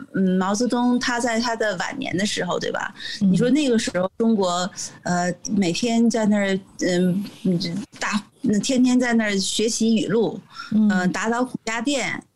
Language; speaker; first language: Chinese; native; Chinese